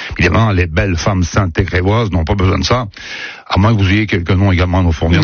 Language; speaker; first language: French; native; French